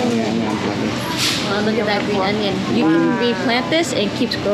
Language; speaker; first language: English; non-native, learner; Lao